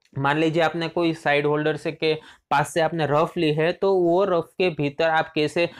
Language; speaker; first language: Hindi; non-native, local second language; Gujarati